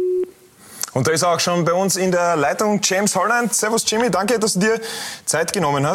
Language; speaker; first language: German; native; German